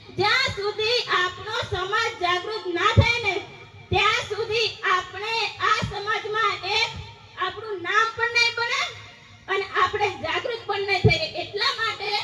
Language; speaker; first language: Gujarati; non-native, local second language; Rathawi